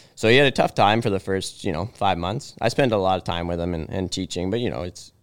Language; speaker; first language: English; native; English